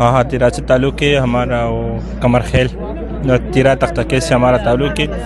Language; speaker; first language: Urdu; non-native, local second language; Pashto